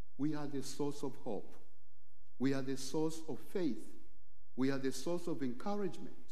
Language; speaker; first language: English; non-native, local second language; Bemba